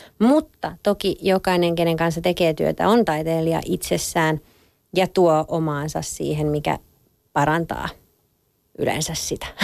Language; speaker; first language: Finnish; early bilingual, other home language; French